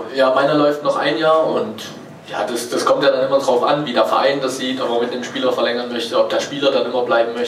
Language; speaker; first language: German; native; German